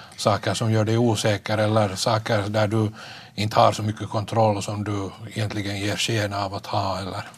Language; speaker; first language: Swedish; native; Swedish